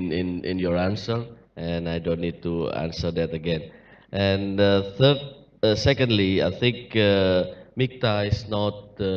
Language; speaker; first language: English; non-native, fluent; Indonesian